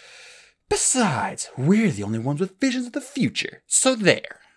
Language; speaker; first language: English; native; English